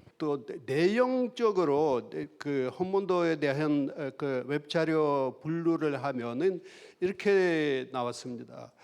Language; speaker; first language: Korean; non-native, fluent; Russian